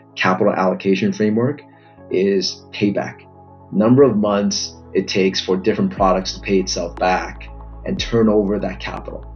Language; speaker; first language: English; native; English